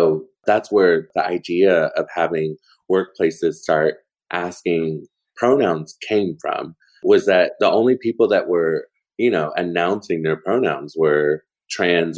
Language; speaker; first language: English; native; English